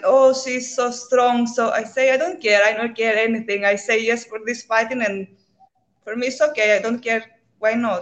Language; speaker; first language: English; non-native, learner; Greek